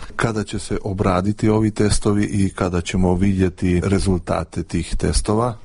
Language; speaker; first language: Croatian; early bilingual, heritage; Croatian